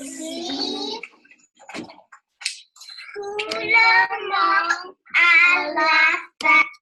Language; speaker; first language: French; non-native, learner; English